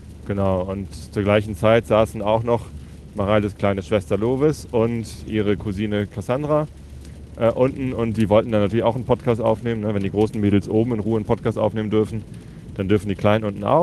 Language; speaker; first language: German; native; German